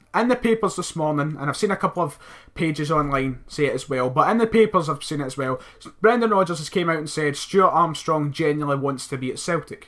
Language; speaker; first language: English; native; English